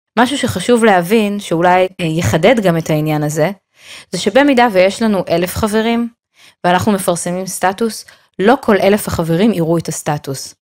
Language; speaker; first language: Hebrew; native; Hebrew